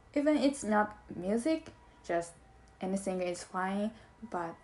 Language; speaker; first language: English; non-native, learner; Japanese